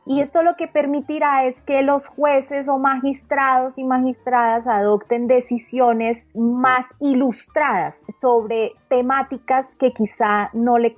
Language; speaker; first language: Spanish; native; Spanish